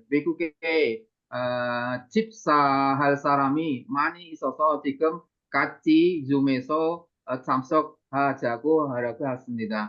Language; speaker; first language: Korean; non-native, learner; Indonesian